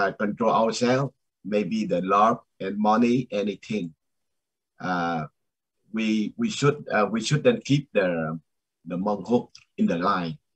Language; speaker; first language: English; non-native, learner; Vietnamese